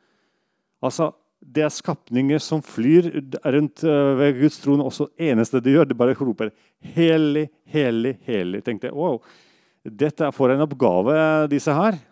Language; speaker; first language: Norwegian; non-native, fluent; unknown